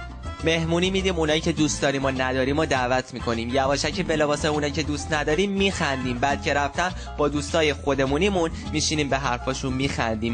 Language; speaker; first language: Persian; native; Persian